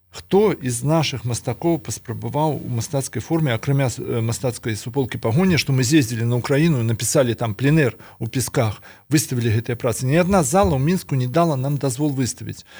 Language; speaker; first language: Belarusian; native; Belarusian